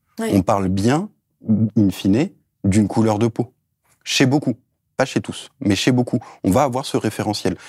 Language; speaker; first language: French; native; French